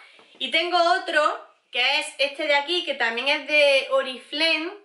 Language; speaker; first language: Spanish; native; Spanish